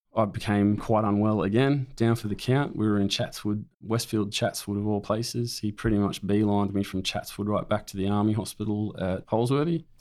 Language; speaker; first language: English; native; English